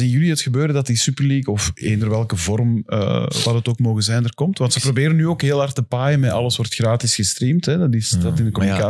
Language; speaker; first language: Dutch; native; Dutch